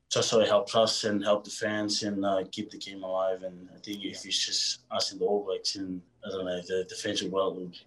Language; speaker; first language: English; non-native, fluent; Tongan